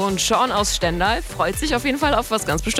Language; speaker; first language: German; native; German